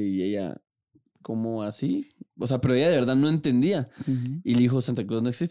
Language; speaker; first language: Spanish; native; Spanish